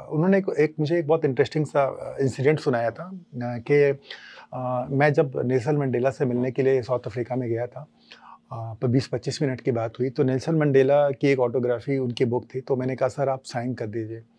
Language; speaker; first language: Hindi; native; Hindi